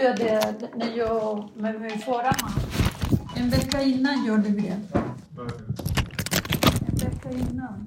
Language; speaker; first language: Swedish; non-native, fluent; Spanish